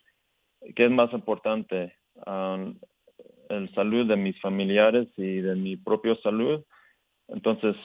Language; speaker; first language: Spanish; early bilingual, heritage; Spanish